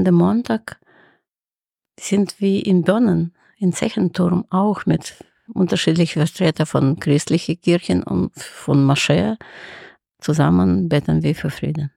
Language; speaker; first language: German; non-native, fluent; Russian